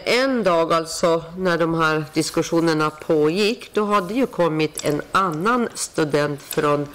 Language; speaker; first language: Swedish; non-native, fluent; Persian